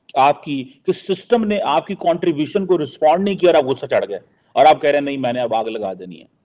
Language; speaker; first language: Urdu; non-native, local second language; Punjabi